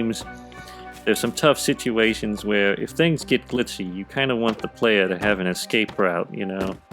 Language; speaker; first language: English; native; English